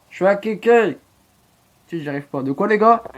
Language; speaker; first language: French; native; French